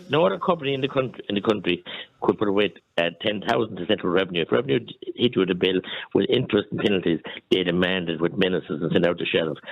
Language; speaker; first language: English; native; English